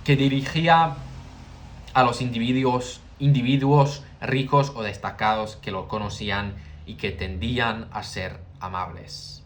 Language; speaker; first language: Spanish; non-native, learner; English